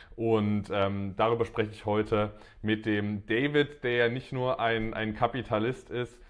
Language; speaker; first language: German; native; German